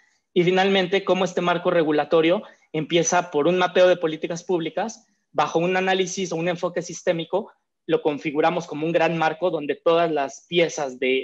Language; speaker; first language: Spanish; native; Spanish